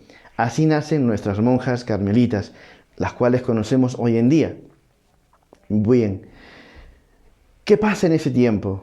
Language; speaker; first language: Spanish; native; Spanish